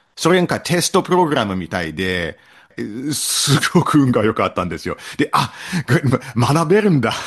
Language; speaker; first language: Japanese; non-native, fluent; English